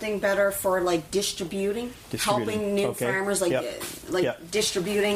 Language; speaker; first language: English; native; English